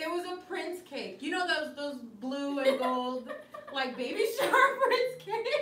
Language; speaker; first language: English; native; English